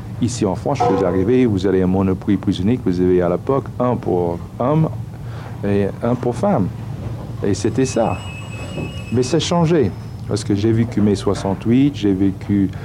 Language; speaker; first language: French; non-native, fluent; English